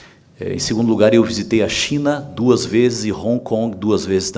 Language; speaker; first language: Portuguese; native; Portuguese